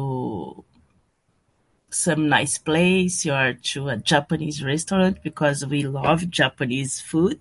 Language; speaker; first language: English; non-native, learner; Portuguese